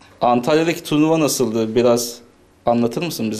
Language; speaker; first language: Turkish; native; Turkish